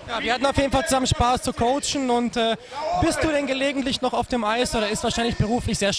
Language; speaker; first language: German; native; German